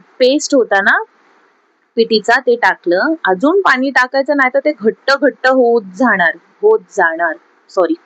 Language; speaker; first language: Marathi; non-native, local second language; Urdu